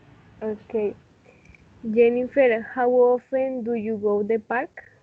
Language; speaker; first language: English; non-native, learner; Spanish